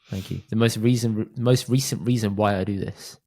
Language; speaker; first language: English; early bilingual, other home language; Punjabi